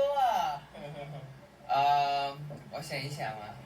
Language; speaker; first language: Chinese; non-native, learner; Thai